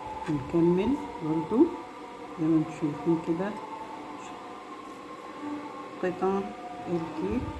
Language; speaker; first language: Arabic; native; Arabic